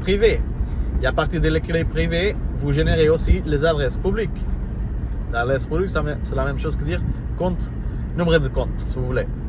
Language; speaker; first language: French; non-native, fluent; Portuguese